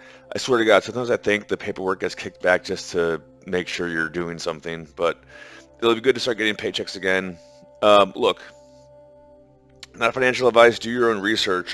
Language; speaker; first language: English; native; English